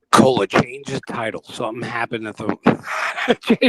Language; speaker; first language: English; native; English